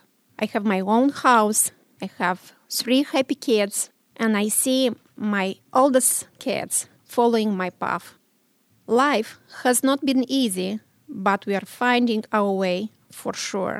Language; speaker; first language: English; non-native, learner; Romanian